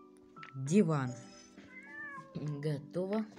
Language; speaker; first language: Russian; native; Russian